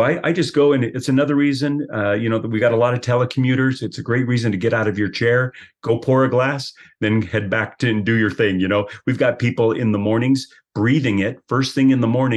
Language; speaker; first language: English; native; English